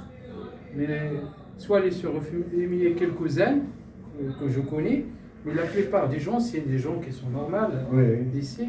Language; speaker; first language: French; non-native, local second language; Arabic